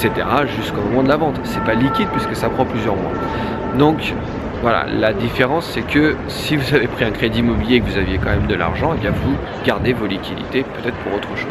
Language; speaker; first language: French; native; French